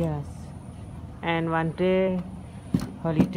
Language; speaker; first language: English; non-native, learner; Javanese